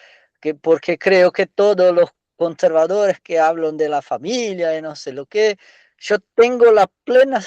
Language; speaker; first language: Spanish; non-native, learner; Portuguese